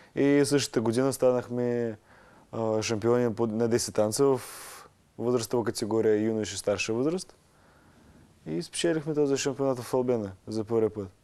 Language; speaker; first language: Bulgarian; non-native, fluent; Russian